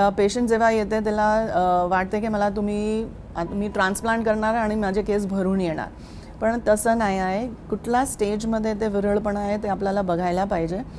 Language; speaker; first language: Marathi; non-native, local second language; Hindi